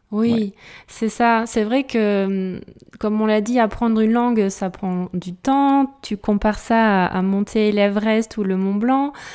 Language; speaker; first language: French; native; French